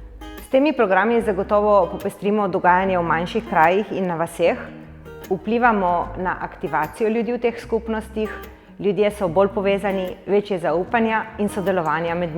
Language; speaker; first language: Slovenian; native; Slovenian